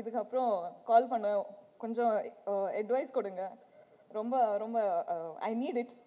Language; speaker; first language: Tamil; non-native, learner; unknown